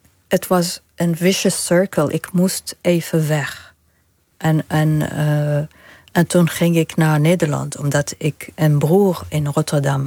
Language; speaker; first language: Dutch; non-native, fluent; Arabic